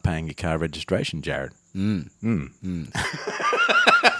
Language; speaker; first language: English; native; English